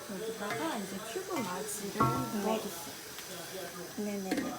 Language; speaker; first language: Korean; non-native, fluent; French